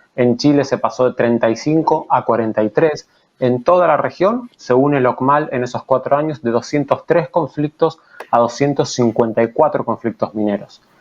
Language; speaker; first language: Spanish; native; Spanish